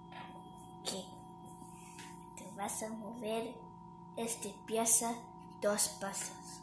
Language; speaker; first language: Spanish; early bilingual, heritage; English